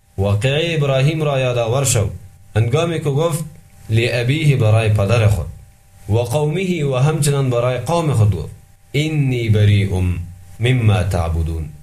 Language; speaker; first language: Persian; native; Persian